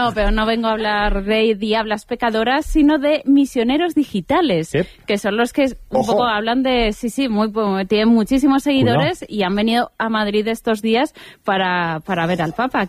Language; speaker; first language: Spanish; native; Spanish